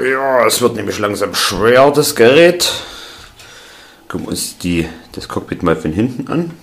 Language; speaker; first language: German; native; German